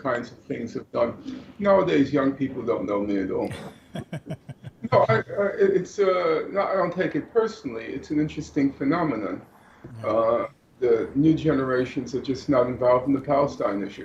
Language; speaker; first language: English; native; English